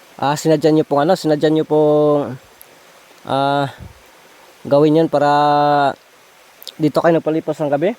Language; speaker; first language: Filipino; non-native, local second language; Cebuano